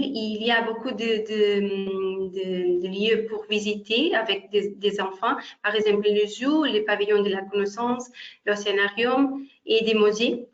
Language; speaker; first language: French; non-native, fluent; Portuguese